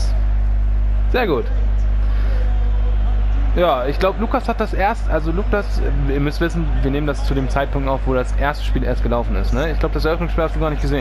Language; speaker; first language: German; native; German